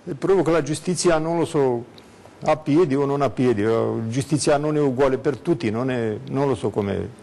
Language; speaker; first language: Italian; non-native, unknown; Romanian